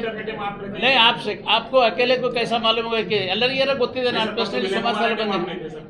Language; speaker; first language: Hindi; non-native, local second language; Kannada